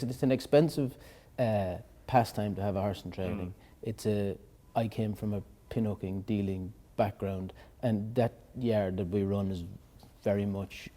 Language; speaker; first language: English; native; English